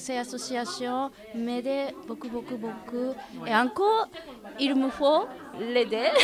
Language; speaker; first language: French; non-native, learner; Japanese